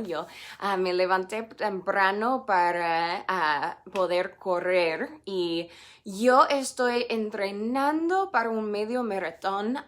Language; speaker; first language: Spanish; non-native, fluent; English